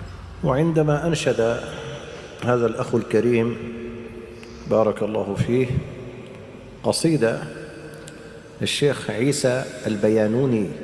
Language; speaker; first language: Arabic; native; Arabic